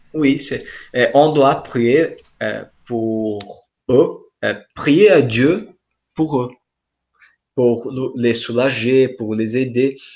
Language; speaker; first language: French; non-native, fluent; Portuguese